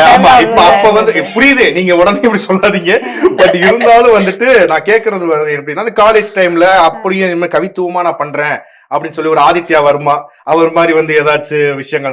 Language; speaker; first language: Tamil; native; Tamil